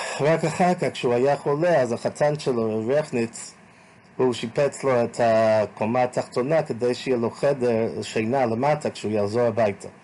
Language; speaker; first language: Hebrew; non-native, fluent; English